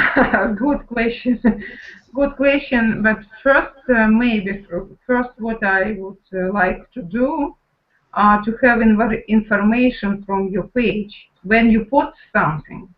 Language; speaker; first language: English; non-native, learner; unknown